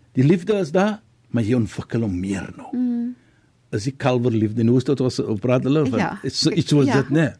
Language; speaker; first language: Afrikaans; native; Afrikaans